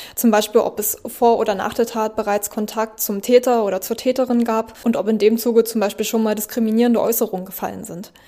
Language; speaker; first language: German; native; German